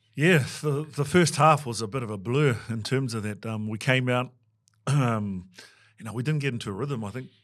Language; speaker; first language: English; native; English